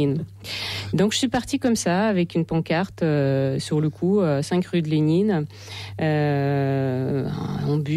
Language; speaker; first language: French; non-native, fluent; Russian